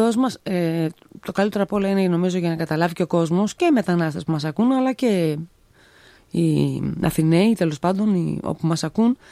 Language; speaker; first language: Greek; native; Greek